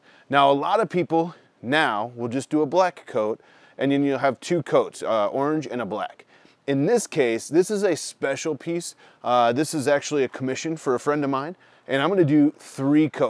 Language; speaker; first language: English; native; English